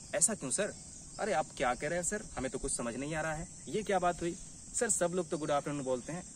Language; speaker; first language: Hindi; native; Hindi